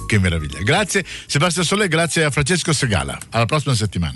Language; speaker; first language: Italian; native; Italian